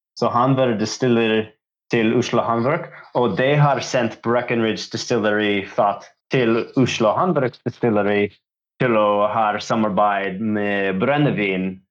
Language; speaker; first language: Norwegian; non-native, learner; English